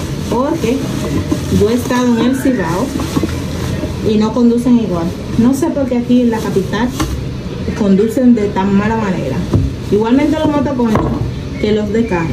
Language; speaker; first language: Spanish; native; Spanish